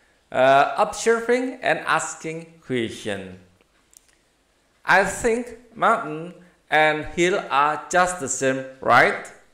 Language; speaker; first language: English; non-native, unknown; Indonesian